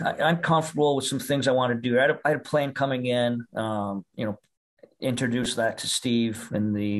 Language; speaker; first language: English; native; English